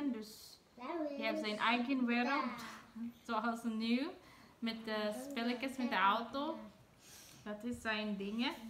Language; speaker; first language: Dutch; non-native, learner; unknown